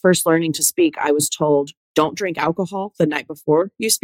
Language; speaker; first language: English; native; English